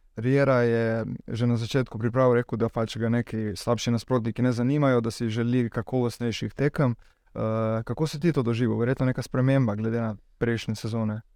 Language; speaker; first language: Slovenian; native; Slovenian